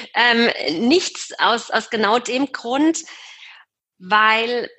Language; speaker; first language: German; native; German